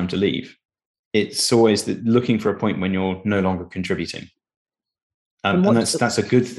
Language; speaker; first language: English; native; English